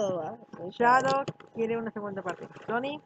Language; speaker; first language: Spanish; native; Spanish